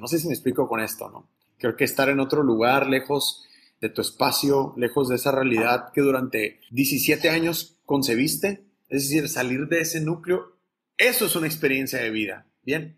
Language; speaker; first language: Spanish; native; Spanish